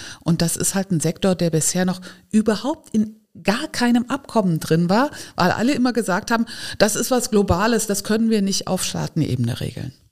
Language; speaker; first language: German; native; German